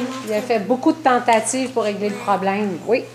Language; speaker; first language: French; native; French